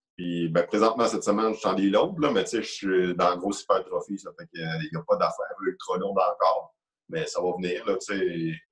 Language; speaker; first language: French; native; French